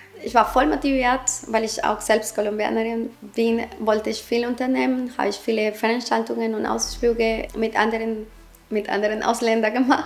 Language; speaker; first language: German; non-native, fluent; Spanish